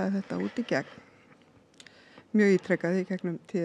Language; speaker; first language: Icelandic; native; Icelandic